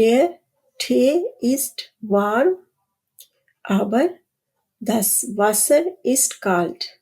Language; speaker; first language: German; non-native, fluent; Urdu